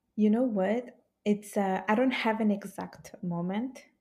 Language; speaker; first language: English; early bilingual, heritage; Italian